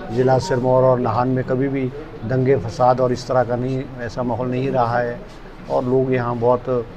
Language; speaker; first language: Hindi; native; Hindi